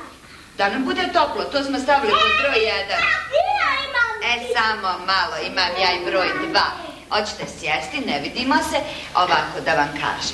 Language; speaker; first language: Serbian; native; Serbian